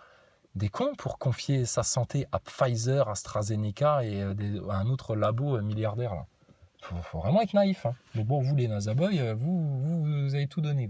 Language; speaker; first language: French; native; French